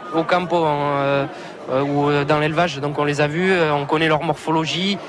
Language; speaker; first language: French; native; French